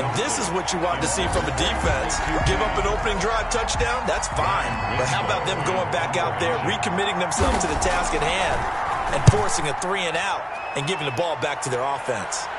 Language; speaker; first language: English; native; English